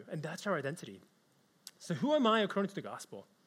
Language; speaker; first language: English; early bilingual, other home language; Korean